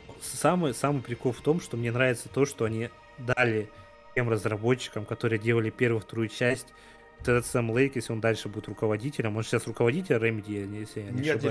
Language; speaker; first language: Russian; native; Russian